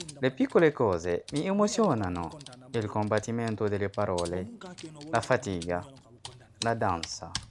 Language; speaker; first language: Italian; non-native, learner; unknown